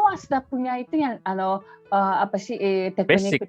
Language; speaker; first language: Indonesian; non-native, fluent; Japanese